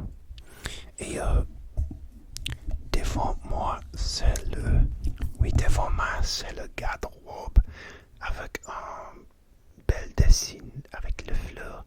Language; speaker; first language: French; non-native, learner; English